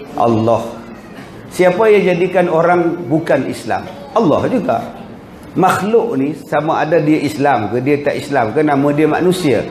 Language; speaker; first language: Malay; native; Malay